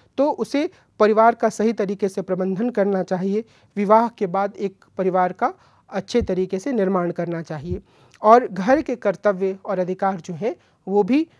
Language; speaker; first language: Hindi; native; Hindi